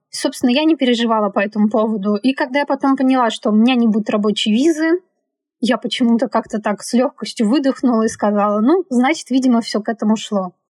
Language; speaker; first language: Russian; native; Russian